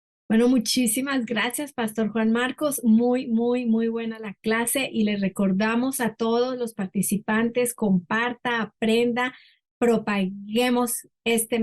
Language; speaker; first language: Spanish; native; Spanish